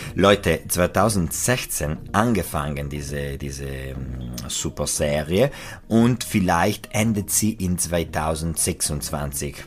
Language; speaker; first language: German; non-native, fluent; Italian